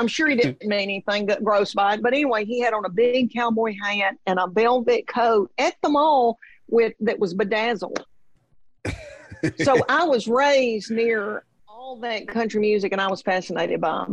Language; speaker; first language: English; native; English